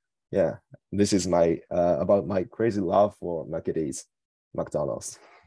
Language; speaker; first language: English; non-native, fluent; Japanese